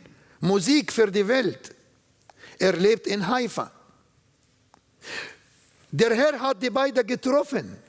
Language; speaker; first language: German; non-native, learner; Arabic